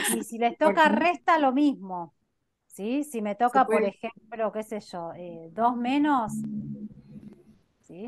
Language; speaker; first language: Spanish; native; Spanish